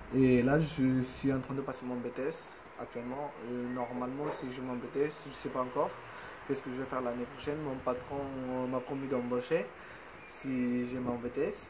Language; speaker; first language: French; non-native, fluent; Bangla